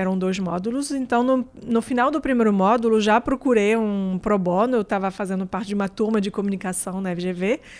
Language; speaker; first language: Portuguese; non-native, fluent; French